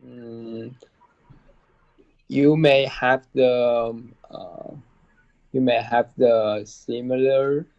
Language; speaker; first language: English; non-native, learner; Chinese